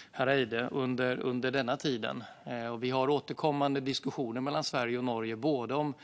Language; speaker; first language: Swedish; native; Swedish